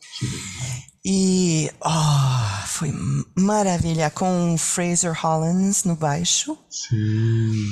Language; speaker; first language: Portuguese; non-native, learner; French